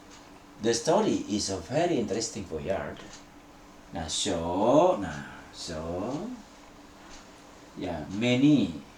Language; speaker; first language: English; non-native, fluent; Indonesian